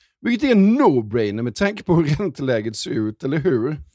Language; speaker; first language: Swedish; native; Swedish